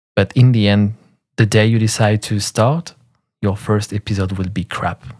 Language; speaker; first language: English; non-native, fluent; French